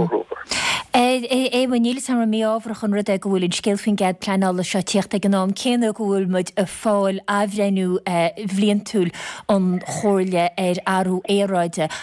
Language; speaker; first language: Irish; native; Irish